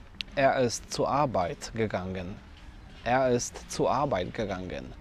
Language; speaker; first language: German; non-native, fluent; Polish